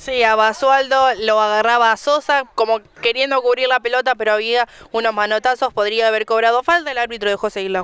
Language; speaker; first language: Spanish; native; Spanish